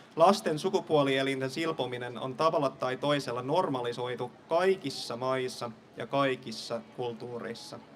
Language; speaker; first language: Finnish; non-native, fluent; English